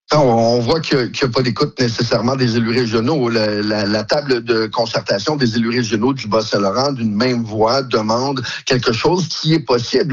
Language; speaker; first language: French; native; French